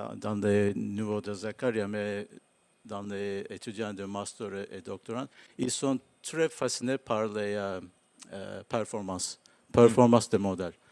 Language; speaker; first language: French; non-native, learner; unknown